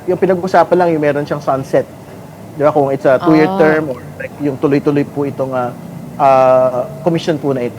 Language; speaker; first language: Filipino; native; Filipino